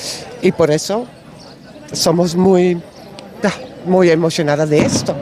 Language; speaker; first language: Spanish; non-native, learner; Dutch